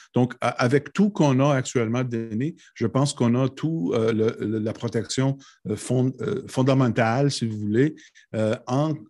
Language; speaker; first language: French; non-native, local second language; English